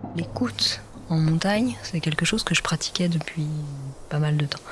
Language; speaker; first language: French; native; French